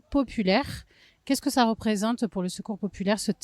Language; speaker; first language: French; native; French